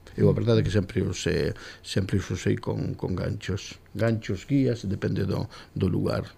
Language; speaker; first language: Galician; native; Galician